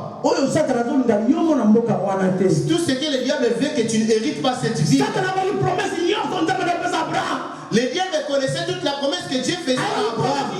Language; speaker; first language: French; non-native, local second language; Lingala